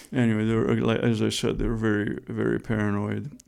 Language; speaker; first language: English; non-native, fluent; Romanian